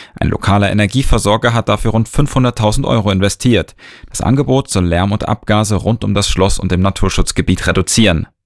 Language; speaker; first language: German; native; German